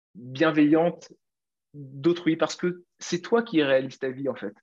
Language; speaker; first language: French; native; French